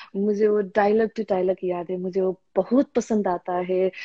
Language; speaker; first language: Hindi; non-native, local second language; Nepali